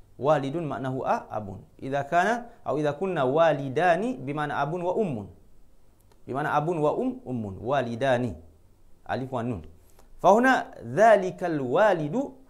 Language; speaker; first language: Arabic; non-native, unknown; Malay